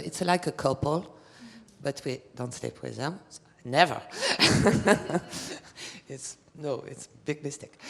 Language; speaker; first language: English; non-native, learner; French